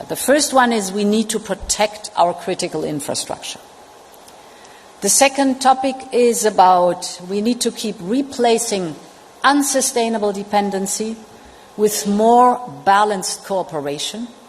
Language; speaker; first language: English; non-native, fluent; German